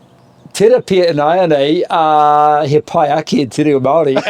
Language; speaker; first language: Māori; non-native, local second language; English